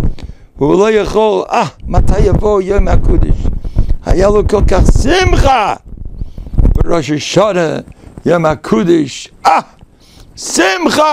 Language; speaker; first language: Hebrew; non-native, fluent; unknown